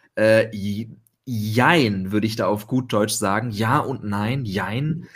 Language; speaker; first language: German; native; German